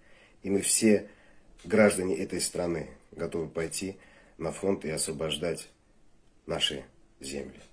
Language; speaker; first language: Russian; native; Russian